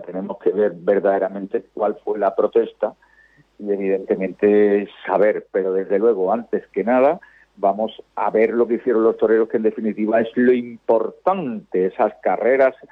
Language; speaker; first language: Spanish; native; Spanish